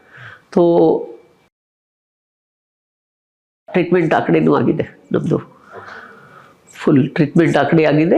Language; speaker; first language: Kannada; non-native, local second language; Hindi